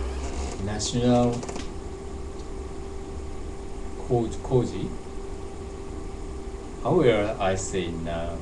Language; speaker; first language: English; non-native, learner; Japanese